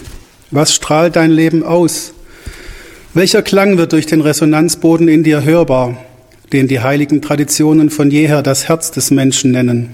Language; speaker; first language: German; native; German